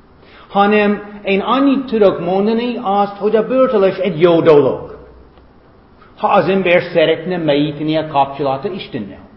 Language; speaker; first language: Hungarian; non-native, fluent; English